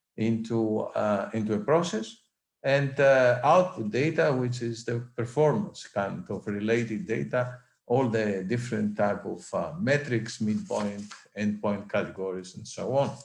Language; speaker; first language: English; non-native, fluent; Greek